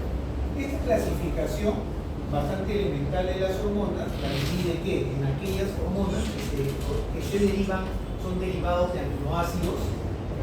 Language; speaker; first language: Spanish; native; Spanish